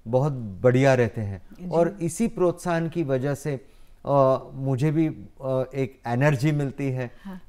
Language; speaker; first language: Hindi; non-native, local second language; Gujarati